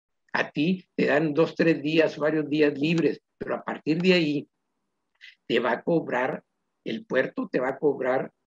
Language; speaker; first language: Spanish; native; Spanish